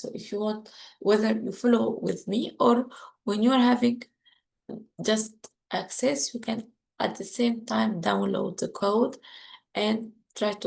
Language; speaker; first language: English; non-native, fluent; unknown